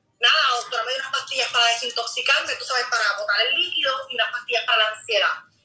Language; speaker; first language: Spanish; native; Spanish